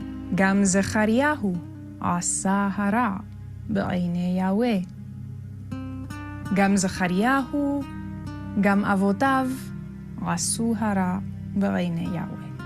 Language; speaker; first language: Hebrew; non-native, learner; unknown